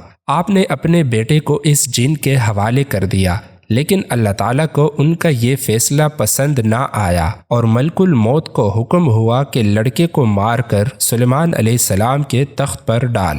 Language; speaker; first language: Urdu; native; Urdu